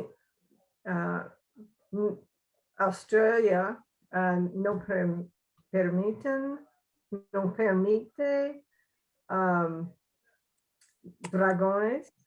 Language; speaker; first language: Spanish; non-native, learner; English